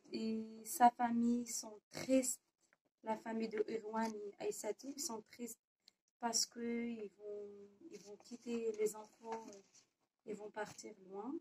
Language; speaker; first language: French; non-native, learner; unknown